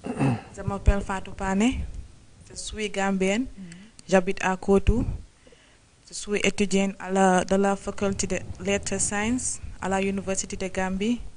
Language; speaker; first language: French; non-native, learner; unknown